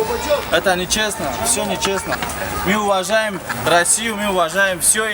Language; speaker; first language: Russian; non-native, learner; Tajik